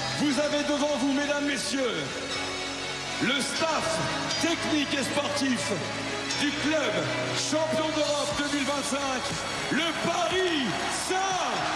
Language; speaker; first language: French; native; French